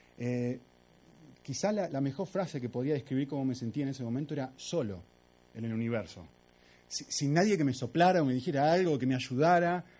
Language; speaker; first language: Spanish; native; Spanish